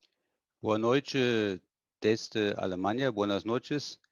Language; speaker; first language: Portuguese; non-native, fluent; German